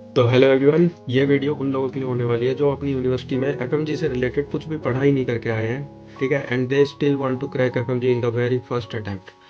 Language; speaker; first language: Hindi; native; Hindi